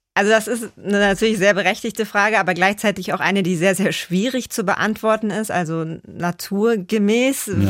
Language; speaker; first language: German; native; German